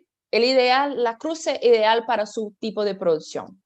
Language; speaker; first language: Spanish; non-native, fluent; Portuguese